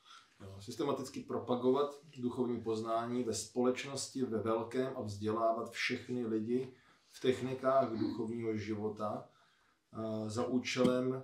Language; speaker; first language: Czech; native; Czech